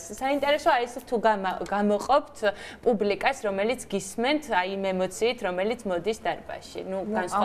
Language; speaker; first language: Georgian; native; Georgian